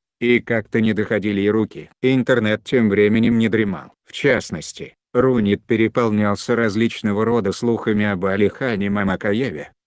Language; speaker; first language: Russian; non-native, local second language; Chechen